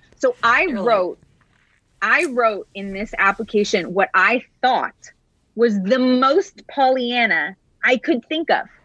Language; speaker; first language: English; native; English